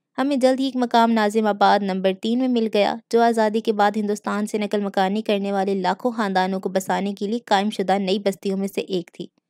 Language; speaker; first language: Urdu; native; Urdu